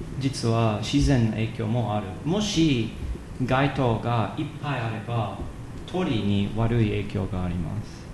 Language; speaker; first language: Japanese; non-native, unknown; English